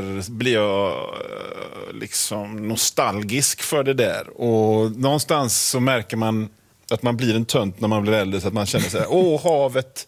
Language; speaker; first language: Swedish; native; Swedish